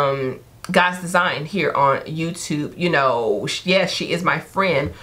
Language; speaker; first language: English; native; English